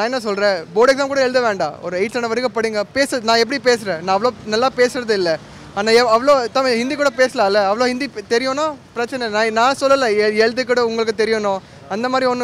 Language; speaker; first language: Tamil; non-native, local second language; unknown